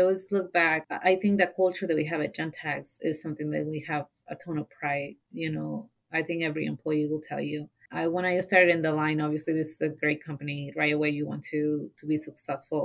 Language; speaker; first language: English; non-native, fluent; Spanish